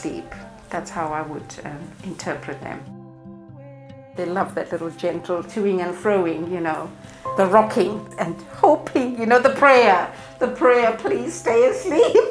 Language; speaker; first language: English; non-native, local second language; Shona